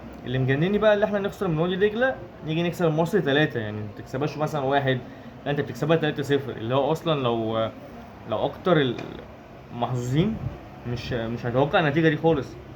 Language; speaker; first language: Arabic; native; Arabic